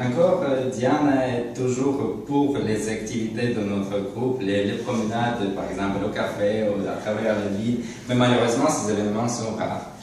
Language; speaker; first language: French; non-native, learner; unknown